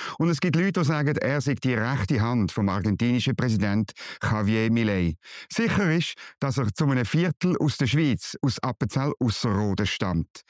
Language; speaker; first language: German; native; German